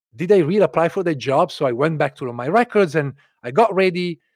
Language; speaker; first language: English; non-native, fluent; Italian